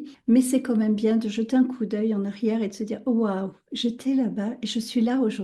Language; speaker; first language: French; native; French